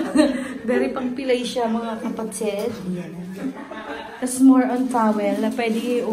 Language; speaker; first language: Filipino; native; Filipino